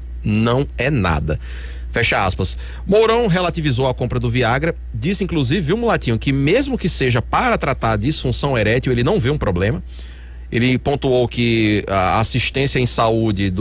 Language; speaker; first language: Portuguese; native; Portuguese